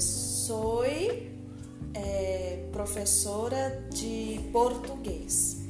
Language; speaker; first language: Portuguese; non-native, learner; Spanish